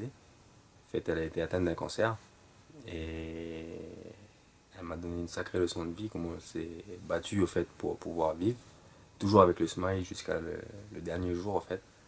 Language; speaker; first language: French; native; French